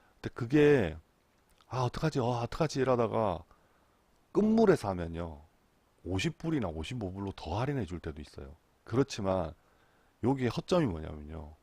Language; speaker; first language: Korean; native; Korean